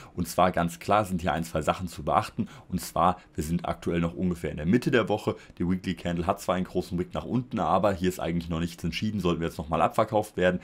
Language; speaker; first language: German; native; German